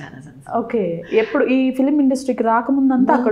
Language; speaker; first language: Telugu; native; Telugu